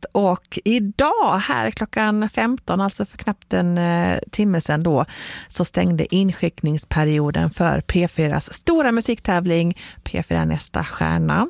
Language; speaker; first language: Swedish; native; Swedish